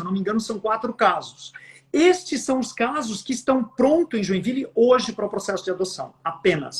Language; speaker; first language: Portuguese; native; Portuguese